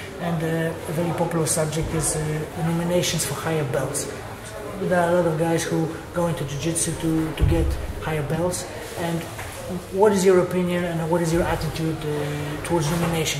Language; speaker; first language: English; non-native, fluent; Polish